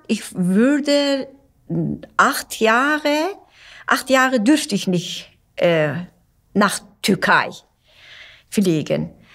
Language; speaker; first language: German; non-native, learner; Turkish